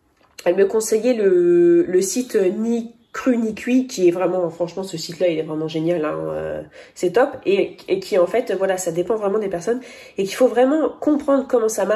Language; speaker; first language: French; native; French